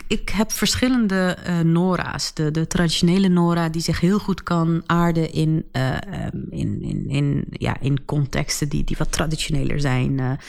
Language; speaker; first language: Dutch; early bilingual, other home language; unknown